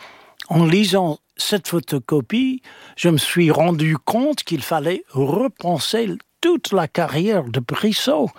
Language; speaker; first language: French; non-native, fluent; English